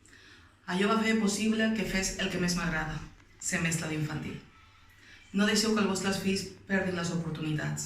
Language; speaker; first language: Catalan; non-native, local second language; Spanish